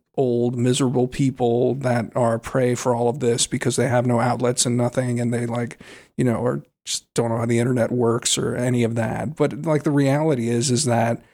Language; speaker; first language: English; native; English